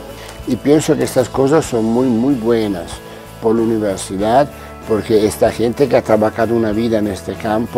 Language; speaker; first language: Spanish; non-native, fluent; Italian